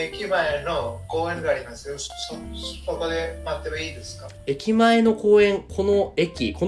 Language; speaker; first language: Japanese; non-native, learner; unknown